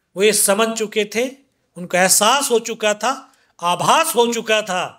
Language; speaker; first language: Hindi; native; Hindi